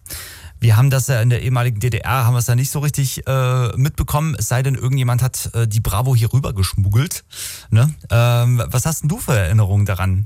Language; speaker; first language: German; native; German